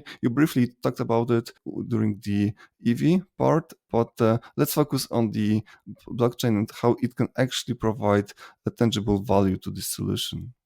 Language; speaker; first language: English; non-native, fluent; Polish